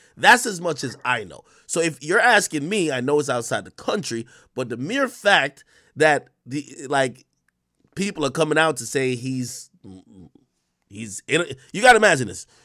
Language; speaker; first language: English; native; English